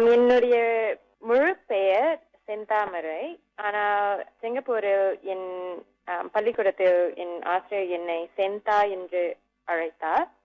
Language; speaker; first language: Tamil; non-native, local second language; English